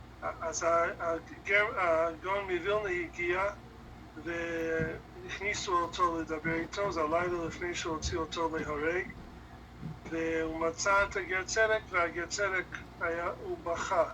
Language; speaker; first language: Hebrew; non-native, fluent; English